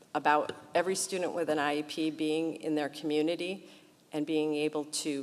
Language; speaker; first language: English; early bilingual, other home language; Portuguese